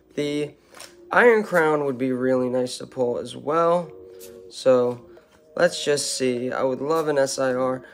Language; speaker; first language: English; native; English